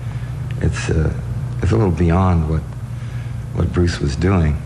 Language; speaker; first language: English; native; English